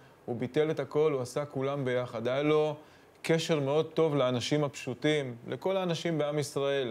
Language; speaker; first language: Hebrew; native; Hebrew